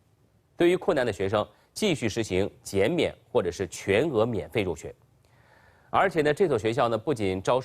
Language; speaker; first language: Chinese; native; Chinese